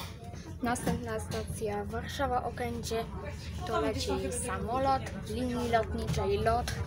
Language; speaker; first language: Polish; native; Polish